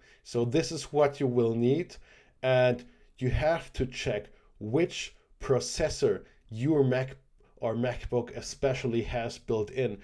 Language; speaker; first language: English; non-native, fluent; German